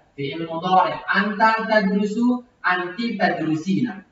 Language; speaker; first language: Arabic; non-native, fluent; Indonesian